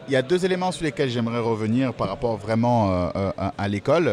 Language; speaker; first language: French; native; French